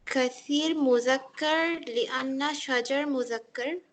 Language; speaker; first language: Arabic; non-native, learner; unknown